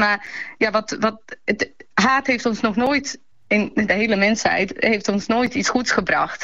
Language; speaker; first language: Dutch; early bilingual, other home language; Bosnian